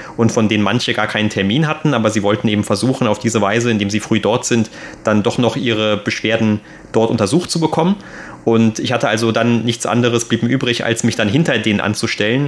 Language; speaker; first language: German; native; German